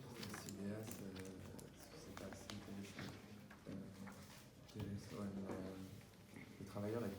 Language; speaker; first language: Spanish; non-native, learner; French